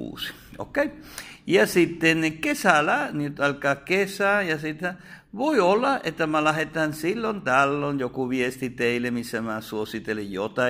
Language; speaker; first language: Finnish; non-native, fluent; Spanish